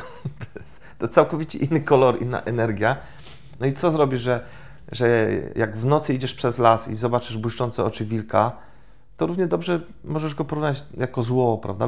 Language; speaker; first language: Polish; native; Polish